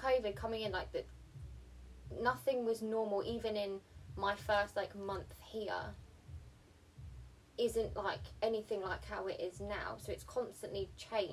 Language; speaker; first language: English; early bilingual, other home language; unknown